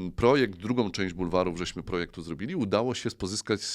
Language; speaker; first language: Polish; native; Polish